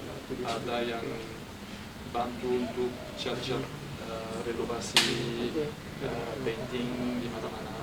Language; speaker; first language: Indonesian; non-native, fluent; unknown